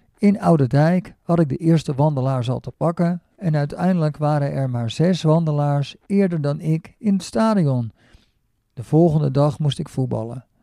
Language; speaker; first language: Dutch; native; Dutch